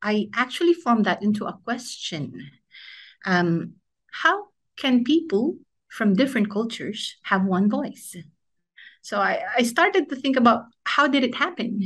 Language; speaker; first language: English; non-native, local second language; Filipino